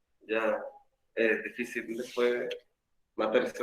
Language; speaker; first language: Spanish; native; Spanish